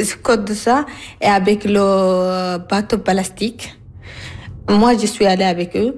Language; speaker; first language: French; non-native, learner; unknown